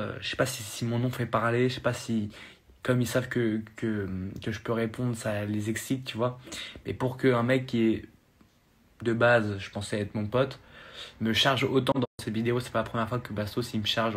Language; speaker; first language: French; native; French